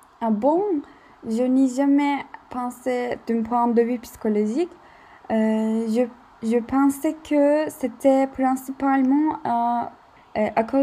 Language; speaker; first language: French; non-native, learner; Turkish